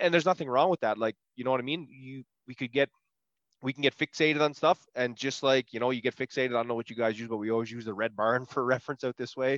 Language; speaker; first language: English; native; English